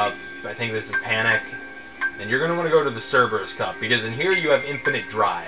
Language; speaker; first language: English; native; English